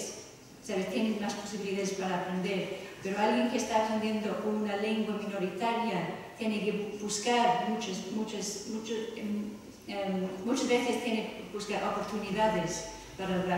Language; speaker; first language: Spanish; non-native, fluent; English